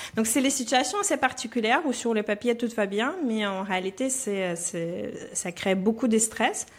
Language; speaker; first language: French; non-native, fluent; Russian